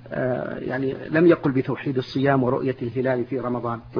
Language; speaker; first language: Arabic; native; Arabic